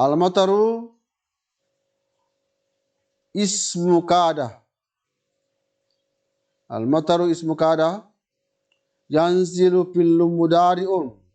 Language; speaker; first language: Arabic; non-native, fluent; Indonesian